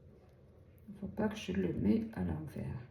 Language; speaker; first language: French; native; French